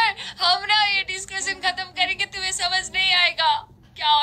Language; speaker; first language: Hindi; non-native, fluent; Nepali